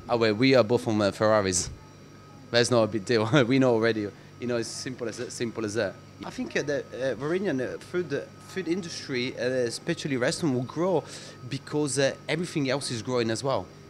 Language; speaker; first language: English; non-native, fluent; Italian